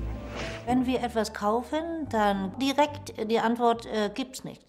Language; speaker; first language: German; non-native, fluent; Vietnamese